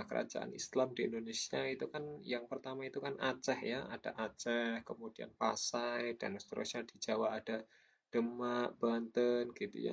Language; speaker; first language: Indonesian; native; Indonesian